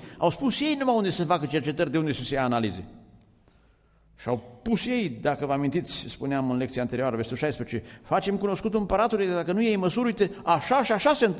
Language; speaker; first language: Romanian; native; Romanian